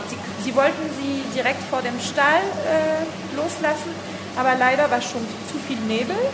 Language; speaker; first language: German; non-native, fluent; French